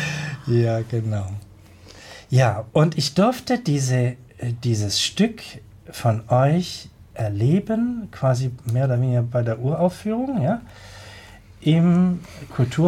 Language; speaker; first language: German; native; German